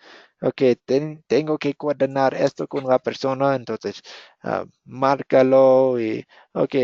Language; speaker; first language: Spanish; non-native, fluent; English